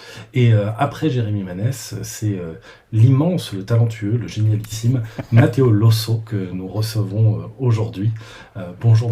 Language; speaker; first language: French; native; French